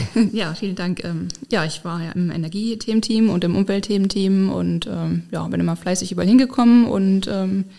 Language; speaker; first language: German; native; German